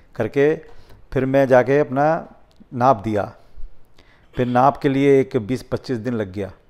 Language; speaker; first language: Hindi; native; Hindi